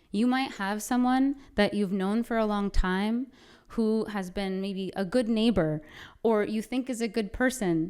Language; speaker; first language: English; native; English